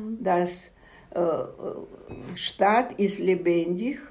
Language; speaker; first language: German; non-native, learner; Russian